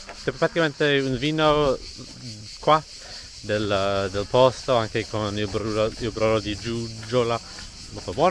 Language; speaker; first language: Italian; non-native, fluent; English